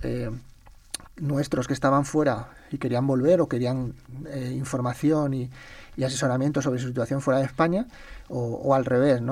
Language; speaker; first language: Spanish; native; Spanish